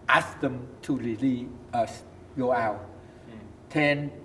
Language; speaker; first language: English; non-native, learner; Vietnamese